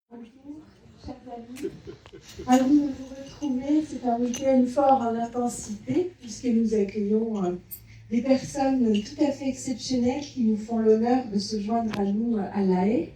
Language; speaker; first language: French; native; French